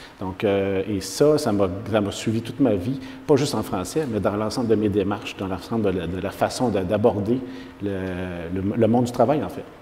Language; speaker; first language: French; native; French